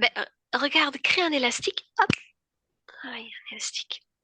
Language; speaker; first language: French; native; French